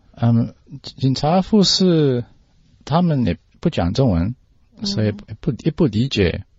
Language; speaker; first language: Chinese; early bilingual, heritage; Chinese